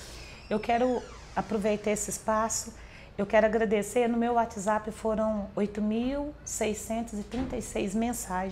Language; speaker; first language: Portuguese; native; Portuguese